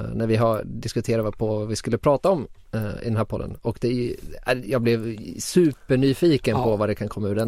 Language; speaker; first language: Swedish; native; Swedish